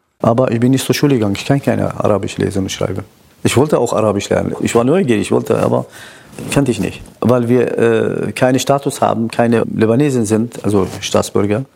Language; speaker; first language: German; non-native, fluent; Kurdish